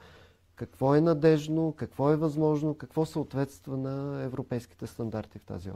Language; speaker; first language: Bulgarian; native; Bulgarian